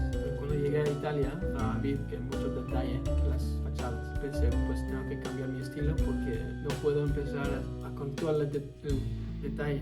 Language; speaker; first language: Spanish; early bilingual, heritage; Spanish